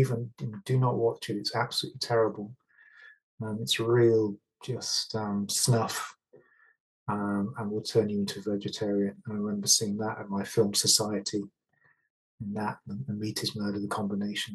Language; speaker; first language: English; native; English